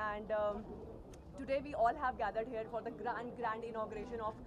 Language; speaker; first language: Telugu; non-native, learner; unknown